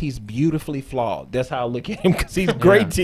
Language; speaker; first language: English; native; English